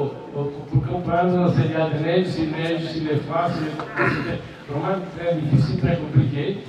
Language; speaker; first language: French; non-native, fluent; Italian